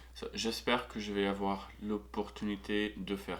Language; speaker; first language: French; non-native, fluent; English